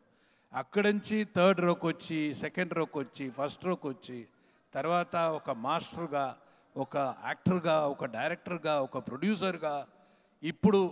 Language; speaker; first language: Telugu; non-native, learner; Tamil